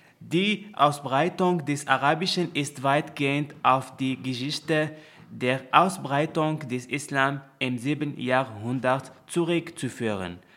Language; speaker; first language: German; non-native, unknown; Arabic